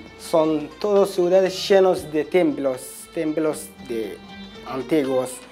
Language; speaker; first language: Spanish; non-native, fluent; Arabic